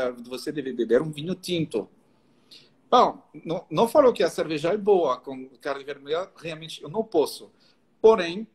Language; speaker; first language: Portuguese; non-native, fluent; French